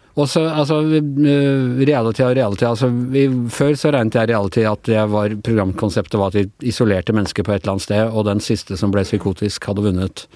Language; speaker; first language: Norwegian; native; Norwegian